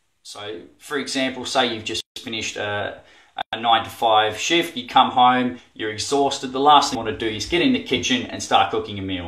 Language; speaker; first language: English; native; English